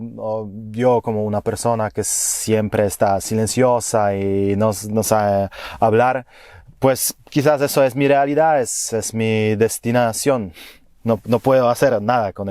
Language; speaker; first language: Spanish; non-native, fluent; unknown